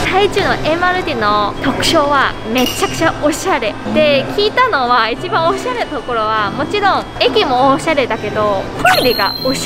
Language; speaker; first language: Japanese; non-native, fluent; Chinese